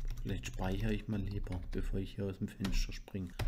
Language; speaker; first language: German; native; German